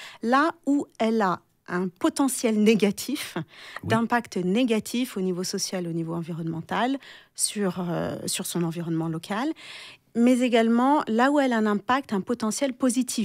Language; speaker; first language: French; native; French